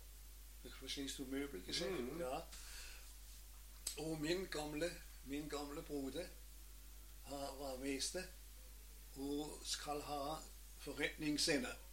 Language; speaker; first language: Norwegian; non-native, learner; German